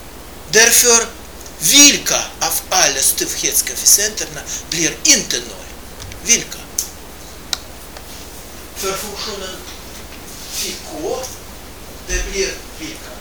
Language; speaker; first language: Swedish; non-native, fluent; Russian